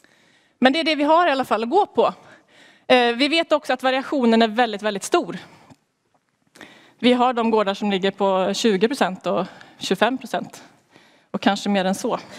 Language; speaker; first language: Swedish; native; Swedish